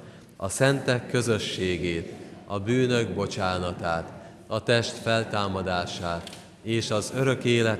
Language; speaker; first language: Hungarian; native; Hungarian